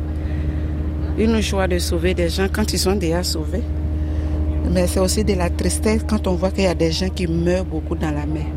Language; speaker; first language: French; non-native, fluent; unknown